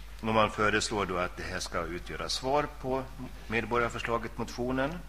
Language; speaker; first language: Swedish; native; Swedish